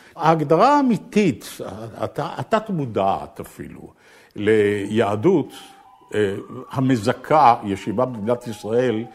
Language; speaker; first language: Hebrew; early bilingual, other home language; Ukrainian